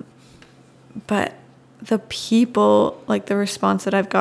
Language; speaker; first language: English; native; English